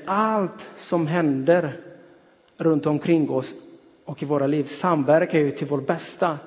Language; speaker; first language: Swedish; non-native, fluent; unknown